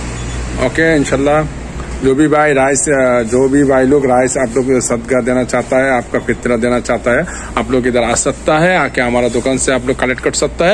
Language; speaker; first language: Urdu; non-native, learner; Bangla